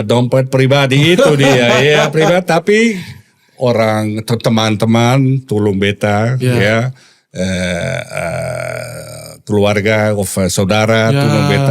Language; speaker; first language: Indonesian; non-native, learner; Dutch